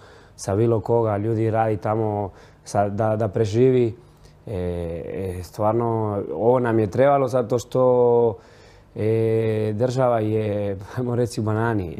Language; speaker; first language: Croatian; non-native, fluent; Spanish